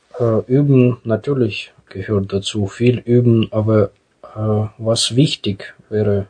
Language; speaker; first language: German; non-native, fluent; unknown